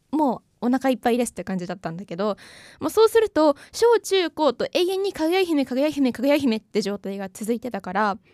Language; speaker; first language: Japanese; native; Japanese